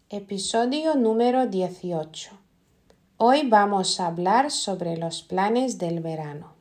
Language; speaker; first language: Spanish; non-native, fluent; Lithuanian